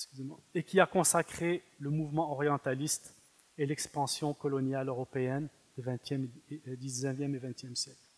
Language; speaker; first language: French; non-native, fluent; Arabic